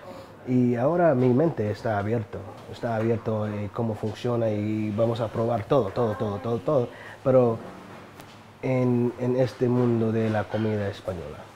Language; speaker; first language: Spanish; non-native, learner; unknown